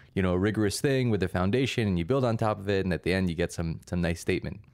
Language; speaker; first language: English; early bilingual, other home language; Russian